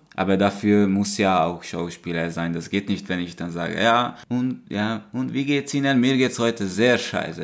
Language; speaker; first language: German; non-native, fluent; Hungarian